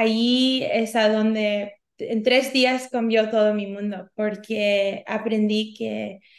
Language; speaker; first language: Spanish; early bilingual, heritage; Spanish